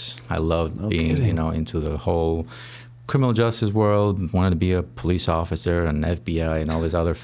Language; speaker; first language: English; non-native, fluent; Albanian